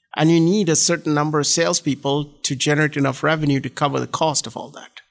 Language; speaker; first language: English; non-native, local second language; Malayalam